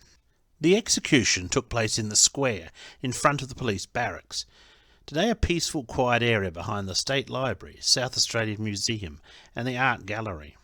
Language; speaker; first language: English; native; English